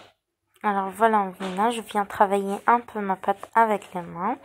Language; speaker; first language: French; non-native, local second language; Arabic